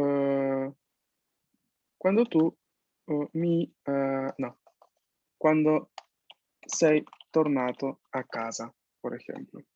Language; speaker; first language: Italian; non-native, fluent; Spanish